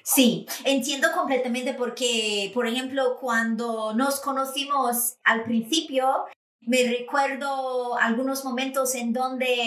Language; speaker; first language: Spanish; non-native, fluent; English